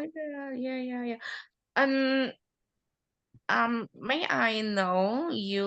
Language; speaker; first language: English; non-native, learner; Indonesian